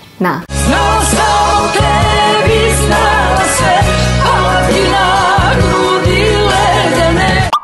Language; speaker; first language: Serbian; non-native, learner; English